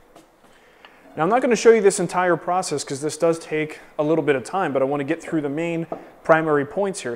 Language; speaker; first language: English; native; English